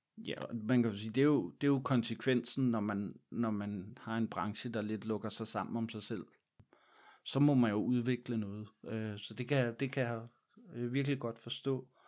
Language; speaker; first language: Danish; native; Danish